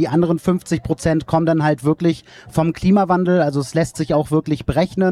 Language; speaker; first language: German; native; German